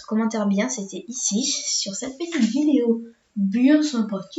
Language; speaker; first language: French; native; French